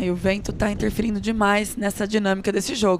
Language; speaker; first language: Portuguese; native; Portuguese